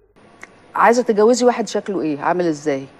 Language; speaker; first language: Arabic; native; Arabic